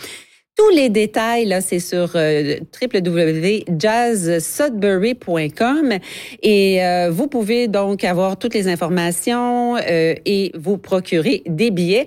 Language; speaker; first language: French; native; French